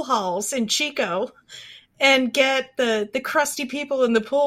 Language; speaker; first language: English; native; English